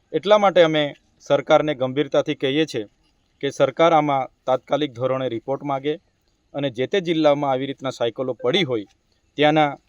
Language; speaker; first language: Gujarati; non-native, local second language; Bhili